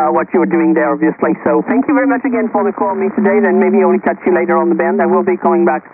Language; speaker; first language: English; non-native, fluent; French